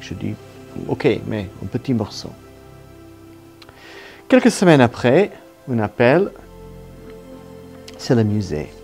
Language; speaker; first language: French; non-native, learner; Italian